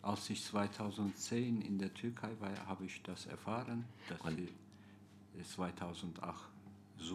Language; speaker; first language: German; non-native, fluent; Turkish